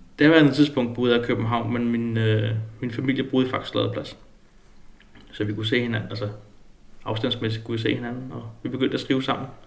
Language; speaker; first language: Danish; early bilingual, other home language; Kalaallisut